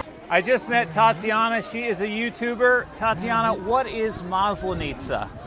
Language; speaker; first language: English; native; English